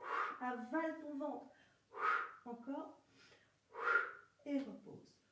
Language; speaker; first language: French; native; French